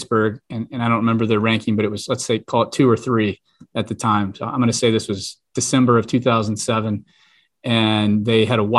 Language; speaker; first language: English; native; English